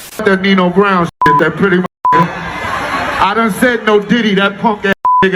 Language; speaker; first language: English; native; English